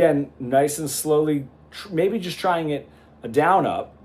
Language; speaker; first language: English; native; English